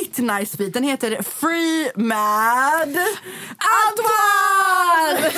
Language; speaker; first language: Swedish; native; Swedish